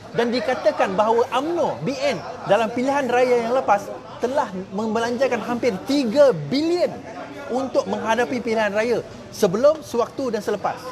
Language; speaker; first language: Malay; native; Malay